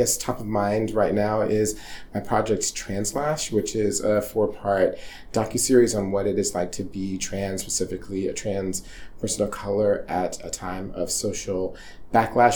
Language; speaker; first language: English; native; English